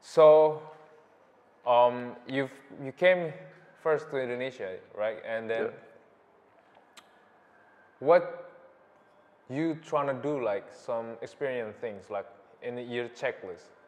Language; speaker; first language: English; non-native, learner; Indonesian